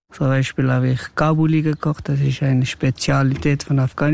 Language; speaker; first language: German; non-native, learner; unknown